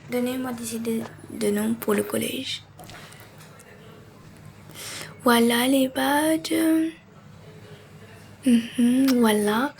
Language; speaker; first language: French; native; French